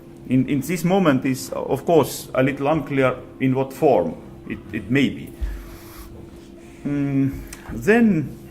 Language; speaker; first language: English; non-native, fluent; Estonian